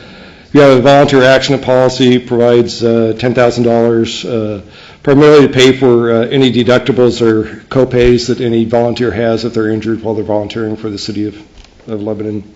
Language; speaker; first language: English; native; English